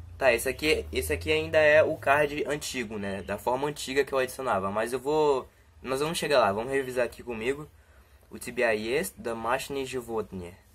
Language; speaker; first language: Portuguese; native; Portuguese